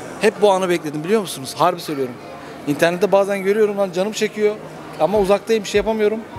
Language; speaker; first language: Turkish; native; Turkish